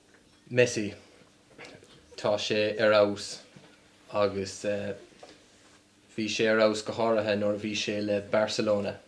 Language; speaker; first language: Irish; non-native, local second language; English